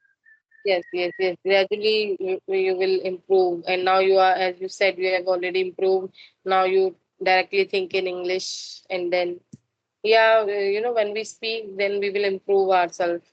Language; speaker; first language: English; non-native, learner; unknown